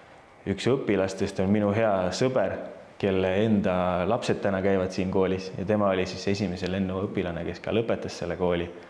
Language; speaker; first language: Estonian; native; Estonian